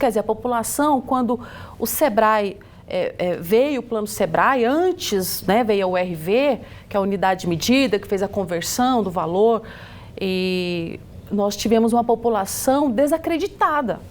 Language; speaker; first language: Portuguese; native; Portuguese